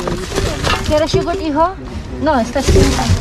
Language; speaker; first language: Spanish; non-native, learner; Filipino